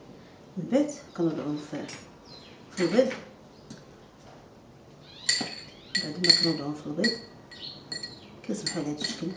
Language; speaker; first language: Arabic; native; Arabic